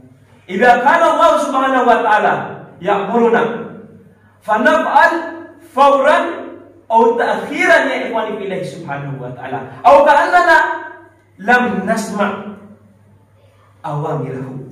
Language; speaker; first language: Arabic; non-native, learner; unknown